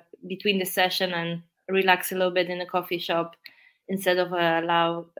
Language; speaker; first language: English; non-native, fluent; Polish